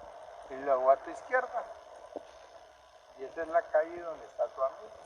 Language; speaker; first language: Spanish; native; Spanish